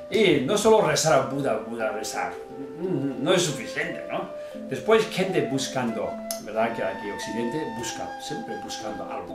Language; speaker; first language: Spanish; non-native, learner; Tibetan